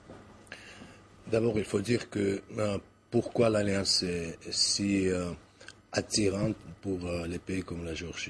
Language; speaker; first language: French; non-native, fluent; Georgian